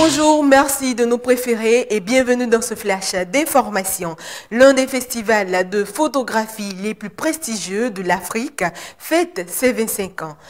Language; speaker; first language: French; non-native, local second language; Yoruba